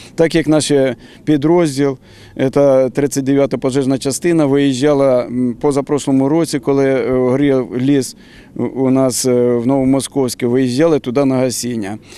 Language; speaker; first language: Ukrainian; non-native, local second language; Russian